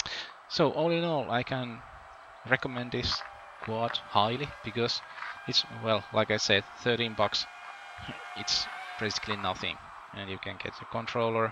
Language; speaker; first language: English; non-native, fluent; Finnish